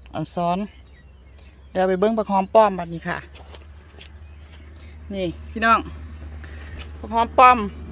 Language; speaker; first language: Thai; native; Thai